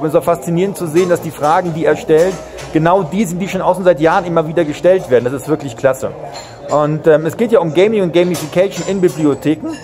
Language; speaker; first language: German; native; German